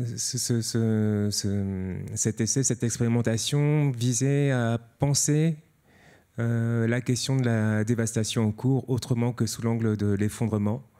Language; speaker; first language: French; native; French